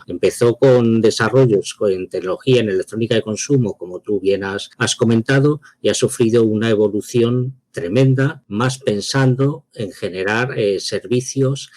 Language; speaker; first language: Spanish; native; Spanish